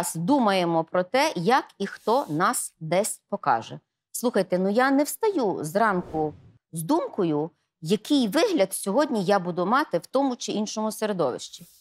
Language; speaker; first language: Ukrainian; native; Ukrainian